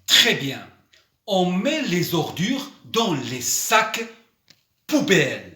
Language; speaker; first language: French; non-native, local second language; Arabic